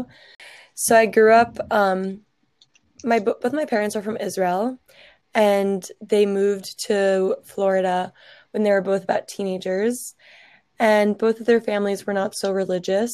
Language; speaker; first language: English; native; English